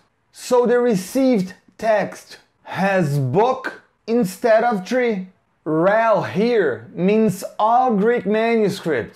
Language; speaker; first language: English; non-native, fluent; Portuguese